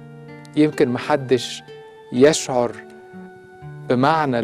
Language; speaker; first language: Arabic; native; Arabic